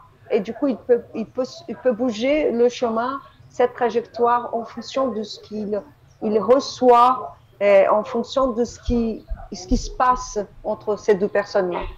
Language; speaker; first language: French; non-native, fluent; Portuguese